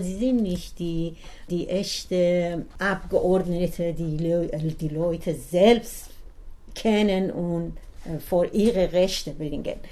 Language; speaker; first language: German; non-native, learner; Persian